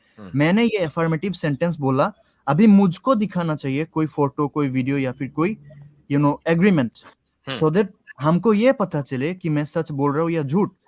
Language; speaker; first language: Hindi; non-native, fluent; Bangla